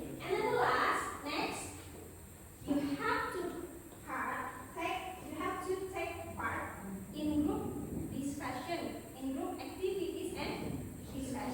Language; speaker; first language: English; non-native, fluent; Indonesian